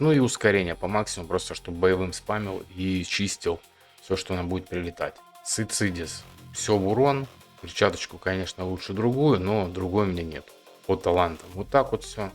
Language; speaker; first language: Russian; native; Russian